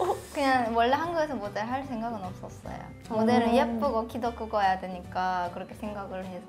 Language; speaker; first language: Korean; non-native, fluent; Japanese